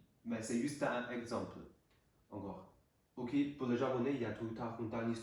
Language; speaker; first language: French; non-native, learner; Chinese